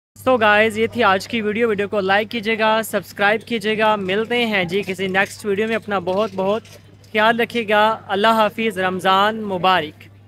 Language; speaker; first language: Urdu; non-native, local second language; Punjabi